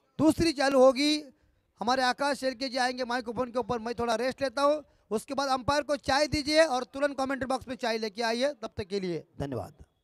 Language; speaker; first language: Hindi; non-native, local second language; Marathi